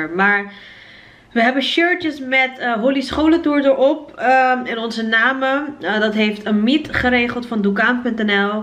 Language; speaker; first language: Dutch; native; Dutch